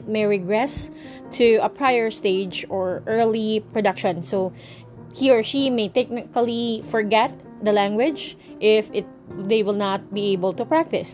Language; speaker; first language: English; non-native, local second language; Filipino